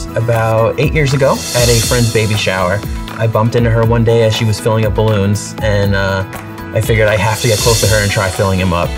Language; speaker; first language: English; native; English